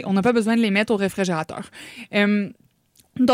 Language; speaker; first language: French; native; French